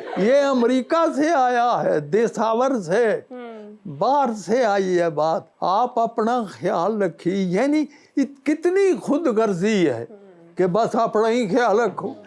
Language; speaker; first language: Urdu; non-native, local second language; Punjabi